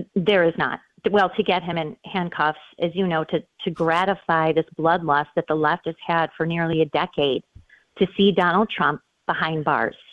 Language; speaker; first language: English; native; English